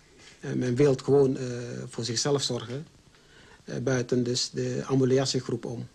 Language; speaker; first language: Dutch; early bilingual, other home language; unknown